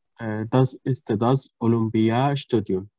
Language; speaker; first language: German; non-native, learner; Arabic